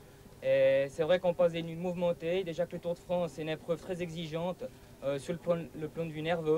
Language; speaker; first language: French; native; French